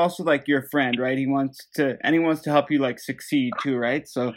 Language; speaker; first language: English; non-native, fluent; Dutch